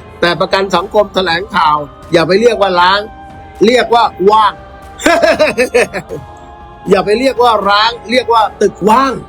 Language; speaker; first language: Thai; native; Thai